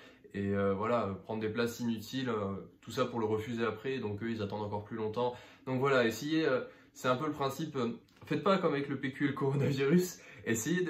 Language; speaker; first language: French; native; French